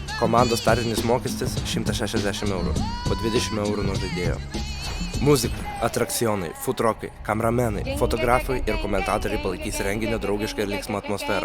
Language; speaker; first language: Lithuanian; native; Lithuanian